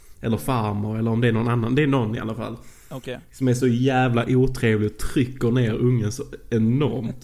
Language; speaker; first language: Swedish; native; Swedish